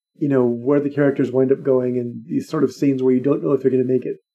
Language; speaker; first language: English; native; English